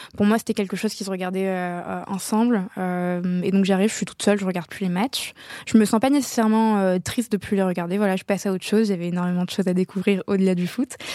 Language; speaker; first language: French; non-native, local second language; Arabic